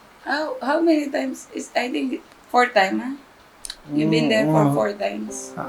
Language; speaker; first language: English; non-native, local second language; Filipino